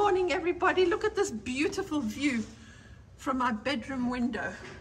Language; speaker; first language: English; native; English